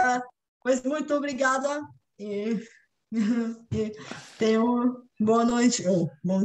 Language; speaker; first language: Portuguese; non-native, fluent; Bulgarian